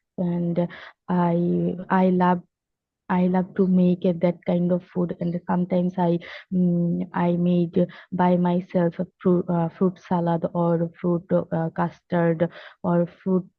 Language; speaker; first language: English; non-native, learner; Bangla